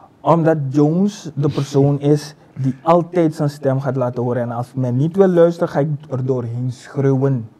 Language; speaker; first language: Dutch; native; Dutch